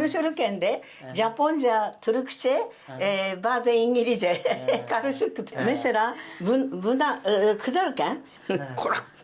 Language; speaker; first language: Turkish; non-native, fluent; Japanese